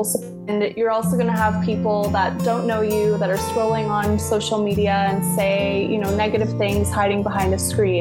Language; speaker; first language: English; native; English